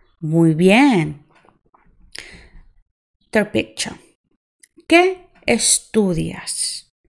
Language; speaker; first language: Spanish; non-native, fluent; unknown